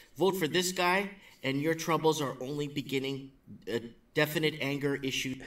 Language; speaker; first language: English; native; English